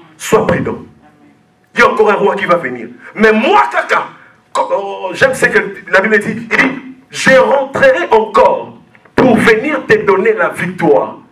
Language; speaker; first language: French; non-native, local second language; Lingala